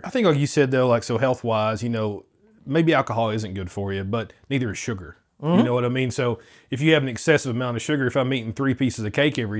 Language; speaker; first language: English; native; English